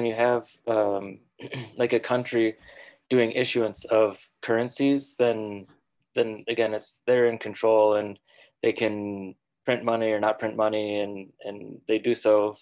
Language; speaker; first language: English; native; English